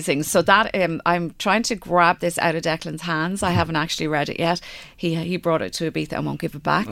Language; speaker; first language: English; native; English